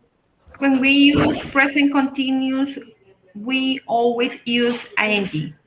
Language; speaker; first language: English; non-native, learner; Spanish